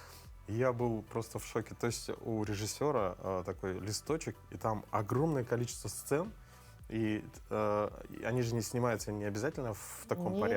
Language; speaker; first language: Russian; native; Russian